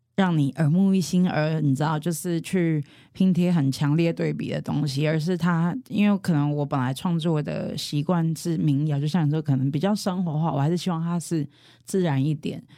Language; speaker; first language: Chinese; non-native, local second language; Hakka Chinese